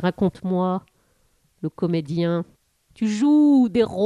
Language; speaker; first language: French; native; French